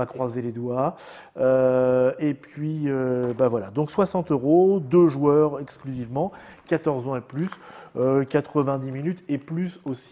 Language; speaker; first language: French; native; French